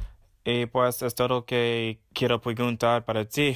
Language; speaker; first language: Spanish; non-native, fluent; English